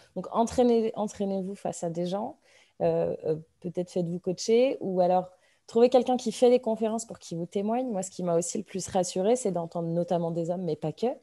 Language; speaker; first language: French; native; French